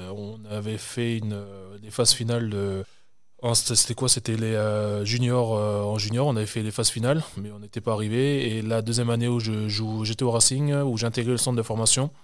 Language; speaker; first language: French; native; French